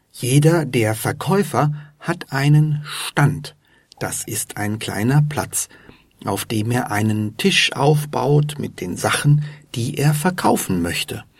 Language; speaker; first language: German; native; German